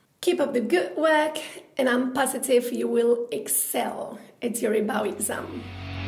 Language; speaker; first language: English; non-native, fluent; Spanish